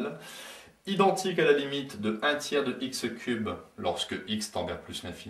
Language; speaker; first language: French; native; French